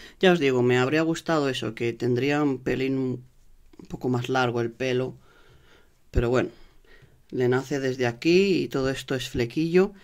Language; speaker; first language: Spanish; native; Spanish